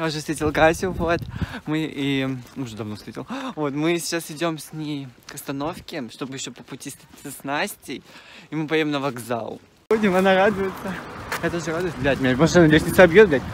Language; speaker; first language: Russian; native; Russian